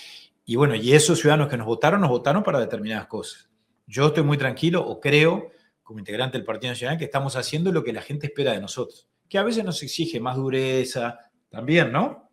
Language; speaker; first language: Spanish; native; Spanish